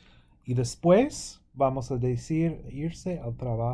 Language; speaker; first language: Spanish; non-native, fluent; English